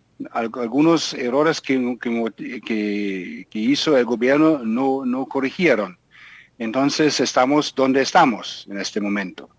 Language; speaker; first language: Spanish; non-native, fluent; German